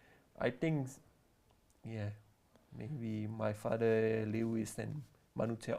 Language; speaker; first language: English; non-native, learner; French